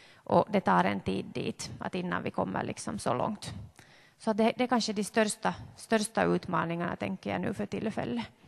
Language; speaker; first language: Swedish; native; Swedish